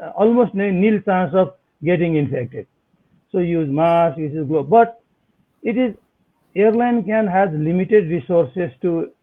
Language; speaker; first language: English; non-native, local second language; Nepali